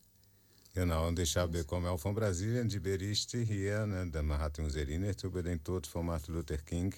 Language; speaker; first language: German; non-native, learner; Portuguese